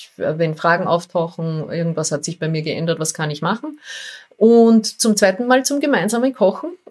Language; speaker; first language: German; native; German